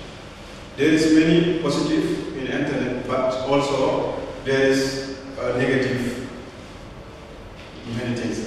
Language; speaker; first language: English; non-native, learner; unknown